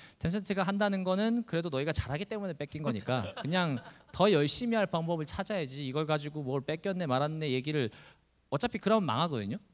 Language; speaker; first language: Korean; native; Korean